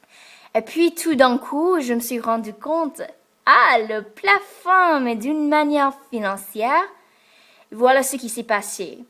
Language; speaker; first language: French; non-native, fluent; English